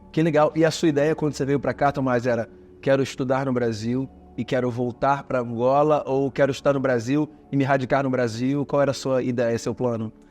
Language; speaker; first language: Portuguese; native; Portuguese